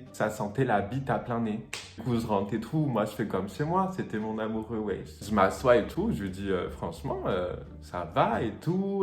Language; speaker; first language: French; native; French